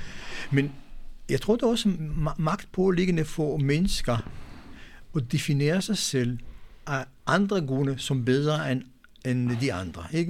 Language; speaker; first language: Danish; non-native, fluent; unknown